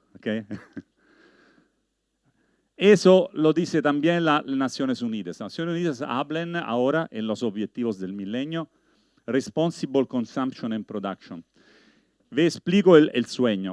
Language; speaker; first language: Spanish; non-native, learner; Italian